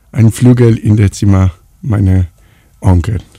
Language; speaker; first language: German; non-native, fluent; Italian